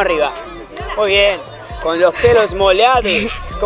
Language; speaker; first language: Spanish; native; Spanish